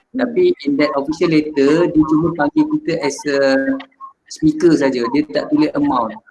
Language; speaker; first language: English; non-native, local second language; Malay